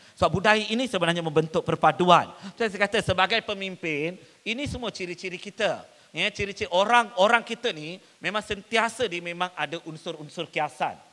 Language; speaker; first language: Malay; non-native, local second language; Tamil